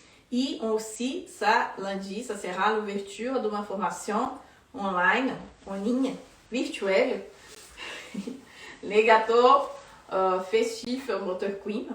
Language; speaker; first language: French; non-native, fluent; Portuguese